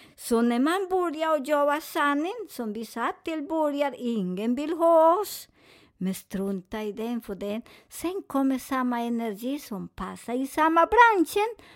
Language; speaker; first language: Swedish; non-native, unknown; Spanish